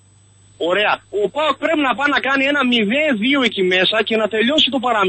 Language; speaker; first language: Greek; native; Greek